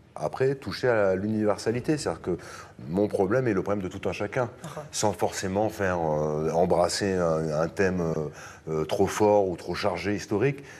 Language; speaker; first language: French; native; French